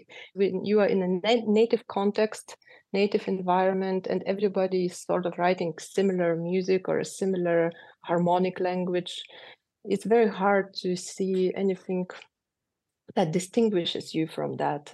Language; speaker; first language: English; non-native, fluent; Lithuanian